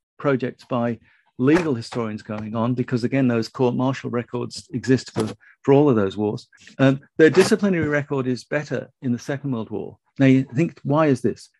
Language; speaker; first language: English; native; English